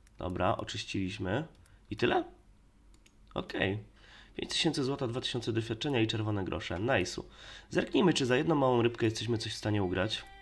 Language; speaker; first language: Polish; native; Polish